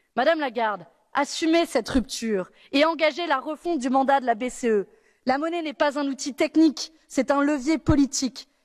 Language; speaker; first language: French; native; French